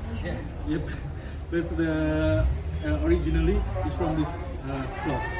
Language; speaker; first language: English; non-native, learner; Indonesian